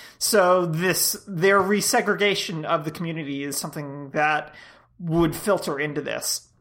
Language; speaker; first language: English; native; English